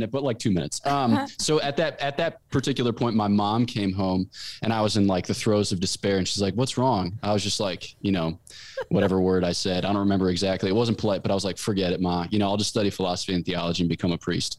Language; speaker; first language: English; native; English